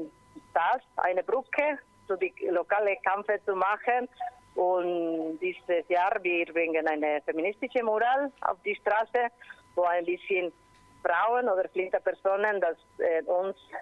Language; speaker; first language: German; non-native, learner; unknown